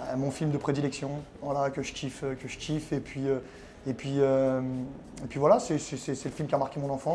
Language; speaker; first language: French; native; French